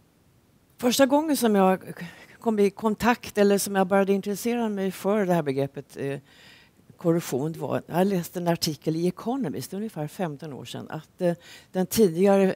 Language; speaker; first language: Swedish; native; Swedish